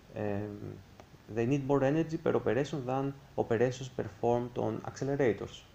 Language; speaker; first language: English; non-native, fluent; Greek